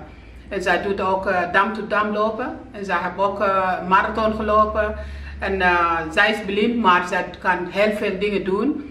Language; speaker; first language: Dutch; non-native, learner; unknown